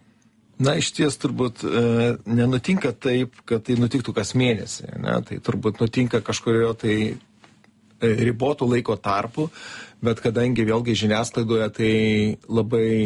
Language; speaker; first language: Lithuanian; native; Lithuanian